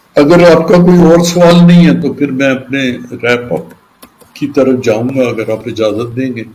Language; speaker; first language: Urdu; non-native, local second language; Punjabi